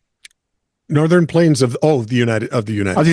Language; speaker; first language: English; native; English